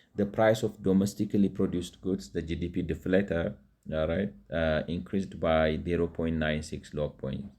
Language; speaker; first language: English; non-native, local second language; Amharic